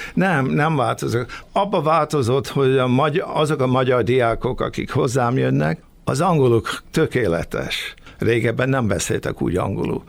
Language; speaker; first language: Hungarian; early bilingual, heritage; Hungarian